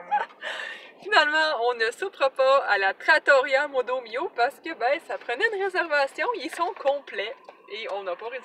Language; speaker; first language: French; native; French